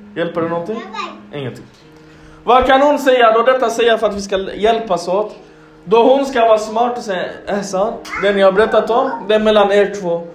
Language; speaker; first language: Swedish; non-native, fluent; Arabic